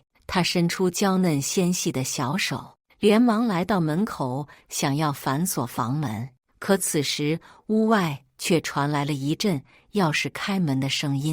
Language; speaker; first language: Chinese; native; Chinese